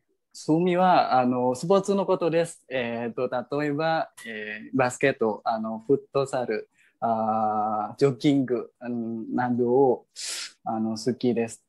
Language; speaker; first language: Japanese; non-native, fluent; Indonesian